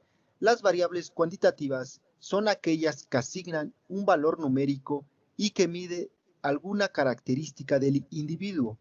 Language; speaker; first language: Spanish; native; Spanish